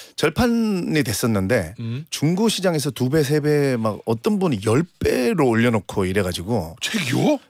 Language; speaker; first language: Korean; native; Korean